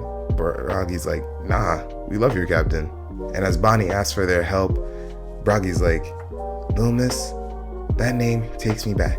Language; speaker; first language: English; native; English